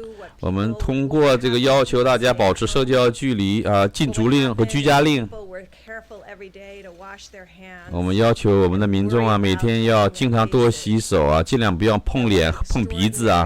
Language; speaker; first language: Chinese; native; Chinese